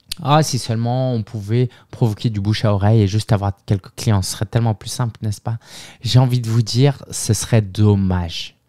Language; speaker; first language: French; native; French